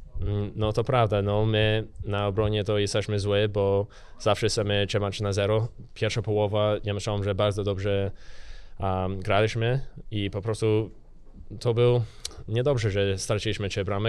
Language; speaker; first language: Polish; early bilingual, heritage; English